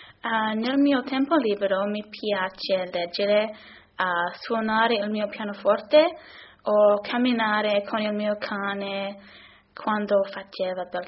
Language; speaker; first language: Italian; non-native, learner; English